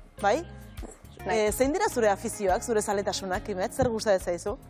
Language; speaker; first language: Basque; native; Basque